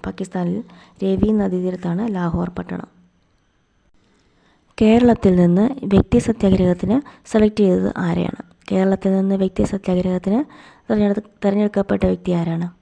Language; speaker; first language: Malayalam; native; Malayalam